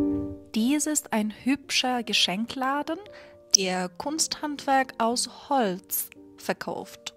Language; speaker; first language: German; non-native, fluent; Persian